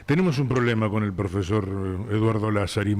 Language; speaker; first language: Spanish; native; Spanish